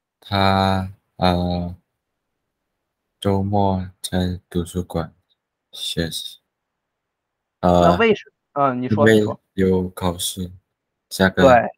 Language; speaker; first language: Chinese; non-native, learner; Vietnamese